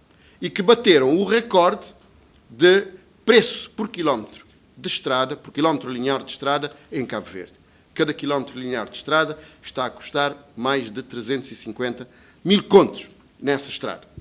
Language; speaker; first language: Portuguese; native; Portuguese